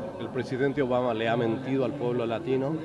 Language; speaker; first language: Spanish; native; Spanish